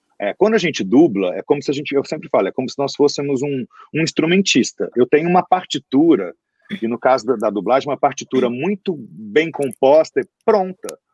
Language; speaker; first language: Portuguese; native; Portuguese